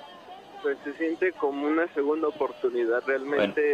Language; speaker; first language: Spanish; native; Spanish